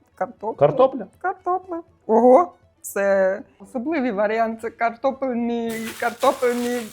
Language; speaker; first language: Ukrainian; non-native, learner; German